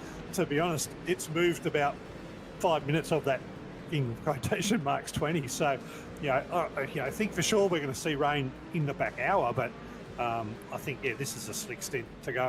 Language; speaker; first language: English; native; English